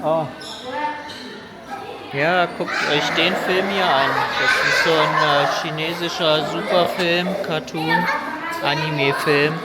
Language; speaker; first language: German; early bilingual, other home language; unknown